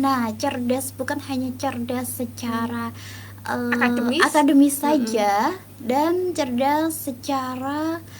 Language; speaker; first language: Indonesian; native; Indonesian